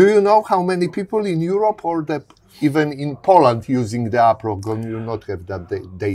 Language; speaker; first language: English; non-native, learner; Polish